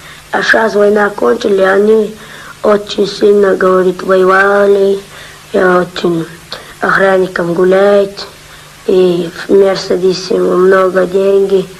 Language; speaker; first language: Russian; non-native, local second language; Chechen